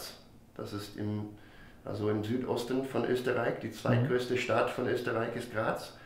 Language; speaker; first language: German; non-native, fluent; English